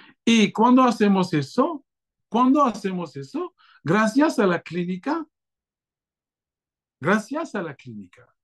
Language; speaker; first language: Spanish; non-native, fluent; French